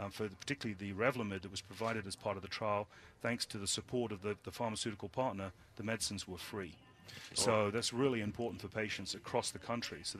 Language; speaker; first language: English; native; English